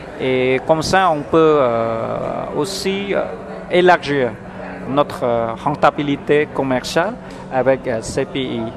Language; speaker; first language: French; non-native, fluent; Khmer